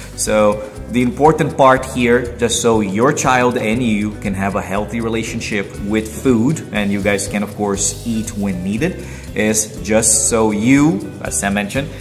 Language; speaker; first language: English; non-native, fluent; Portuguese